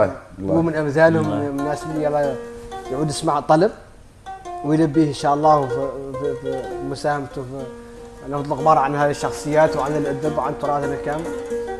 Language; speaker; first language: Arabic; native; Arabic